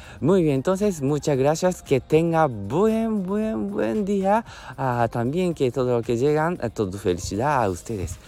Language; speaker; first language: Spanish; non-native, learner; Japanese